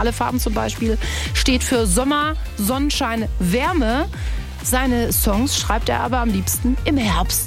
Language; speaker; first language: German; native; German